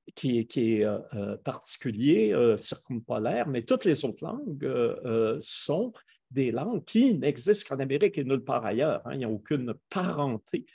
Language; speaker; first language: French; native; French